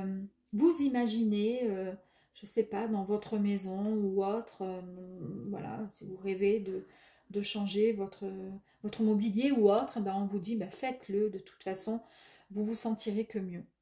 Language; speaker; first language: French; native; French